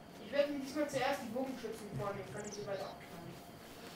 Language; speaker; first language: German; native; German